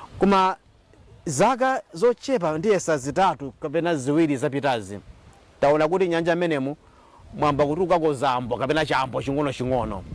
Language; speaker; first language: Nyanja; native; Nyanja